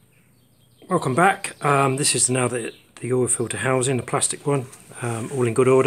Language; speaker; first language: English; native; English